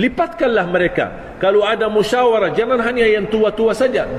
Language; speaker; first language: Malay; non-native, fluent; Arabic